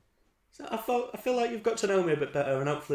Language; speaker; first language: English; native; English